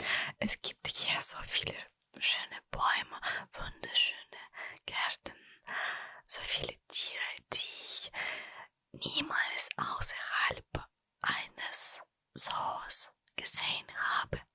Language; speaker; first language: German; non-native, fluent; Russian